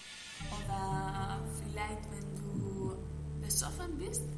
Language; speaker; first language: German; non-native, learner; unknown